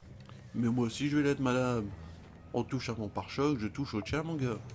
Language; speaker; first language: French; native; French